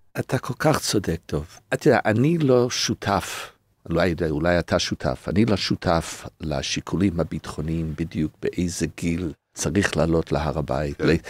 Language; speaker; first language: Hebrew; non-native, fluent; English